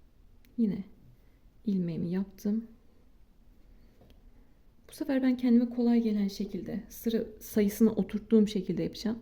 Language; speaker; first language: Turkish; native; Turkish